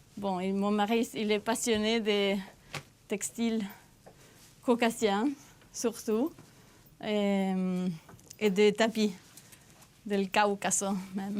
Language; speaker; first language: French; non-native, fluent; Spanish